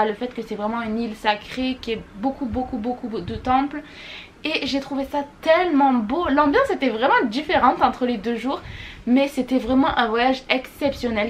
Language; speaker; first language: French; native; French